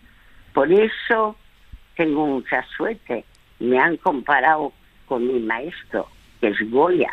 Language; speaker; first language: Spanish; early bilingual, other home language; French